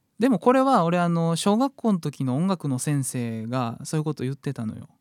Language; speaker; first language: Japanese; native; Japanese